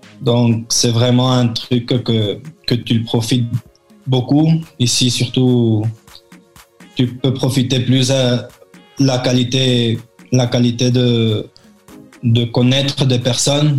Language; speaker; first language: French; early bilingual, heritage; French